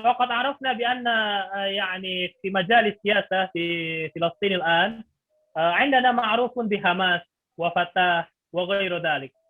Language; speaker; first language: Arabic; non-native, fluent; Indonesian